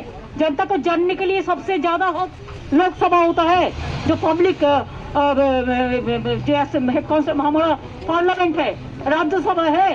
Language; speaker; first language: Hindi; non-native, local second language; Bangla